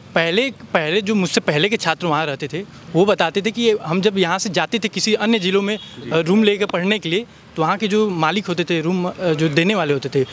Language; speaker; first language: Hindi; native; Hindi